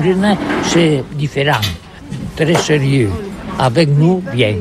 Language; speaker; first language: French; non-native, learner; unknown